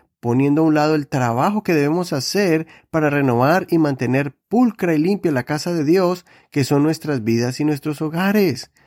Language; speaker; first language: Spanish; native; Spanish